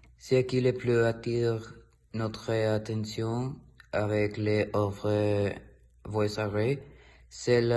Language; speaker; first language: French; non-native, learner; Spanish